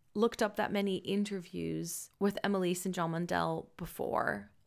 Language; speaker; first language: English; non-native, fluent; Dutch